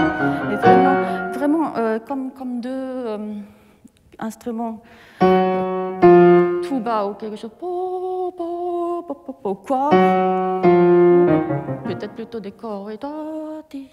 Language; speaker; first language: French; non-native, fluent; Japanese